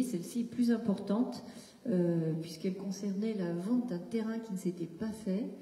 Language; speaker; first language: French; native; French